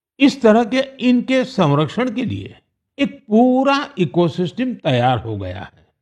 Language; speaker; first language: Hindi; non-native, local second language; Gujarati